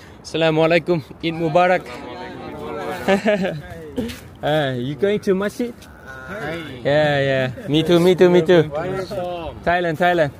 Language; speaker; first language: English; non-native, learner; Thai